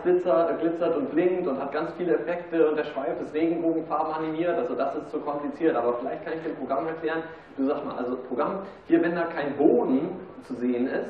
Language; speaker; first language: German; native; German